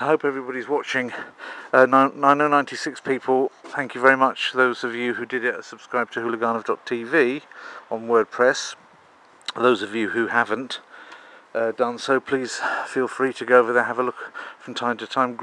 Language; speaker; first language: English; native; English